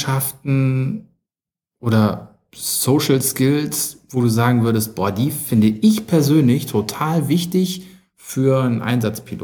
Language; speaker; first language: German; native; German